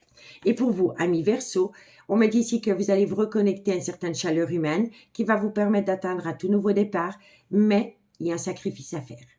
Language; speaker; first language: French; native; French